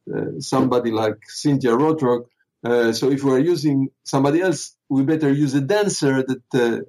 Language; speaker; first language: English; non-native, fluent; Hebrew